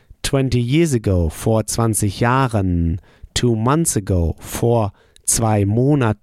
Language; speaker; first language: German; non-native, fluent; English